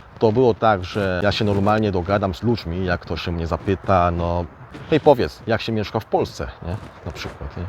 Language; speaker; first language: Polish; early bilingual, other home language; Korean